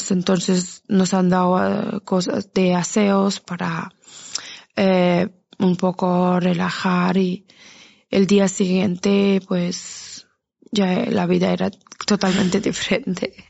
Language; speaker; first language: Spanish; non-native, fluent; Persian